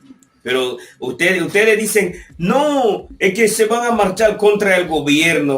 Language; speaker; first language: Spanish; non-native, fluent; Haitian Creole